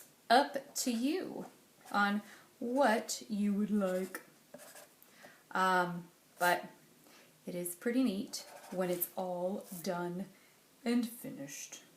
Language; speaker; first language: English; native; English